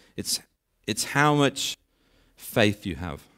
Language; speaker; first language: English; native; English